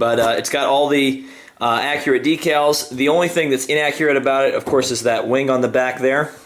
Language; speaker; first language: English; native; English